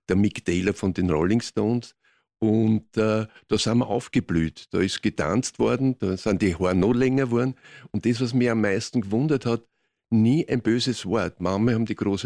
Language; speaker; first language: German; non-native, local second language; Croatian